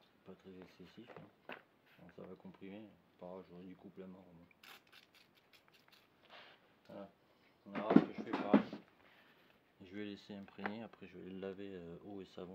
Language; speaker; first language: French; native; French